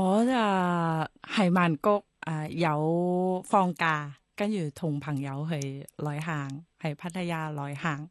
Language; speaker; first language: Cantonese; non-native, fluent; Thai